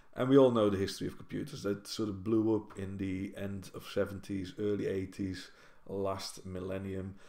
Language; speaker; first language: English; non-native, fluent; Dutch